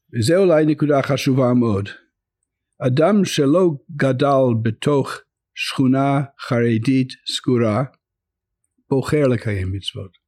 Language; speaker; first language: Hebrew; non-native, fluent; English